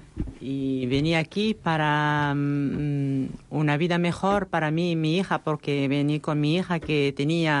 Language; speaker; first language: Spanish; non-native, learner; Arabic